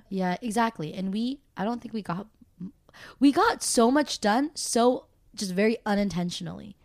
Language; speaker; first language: English; native; English